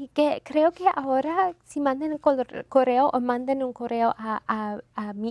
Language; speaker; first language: Spanish; non-native, fluent; English